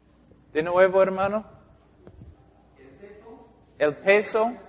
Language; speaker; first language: Spanish; non-native, fluent; English